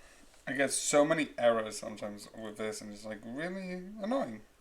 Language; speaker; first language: English; native; English